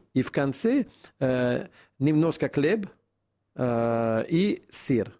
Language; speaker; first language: Russian; non-native, fluent; Italian